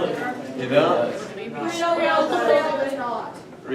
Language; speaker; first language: English; native; English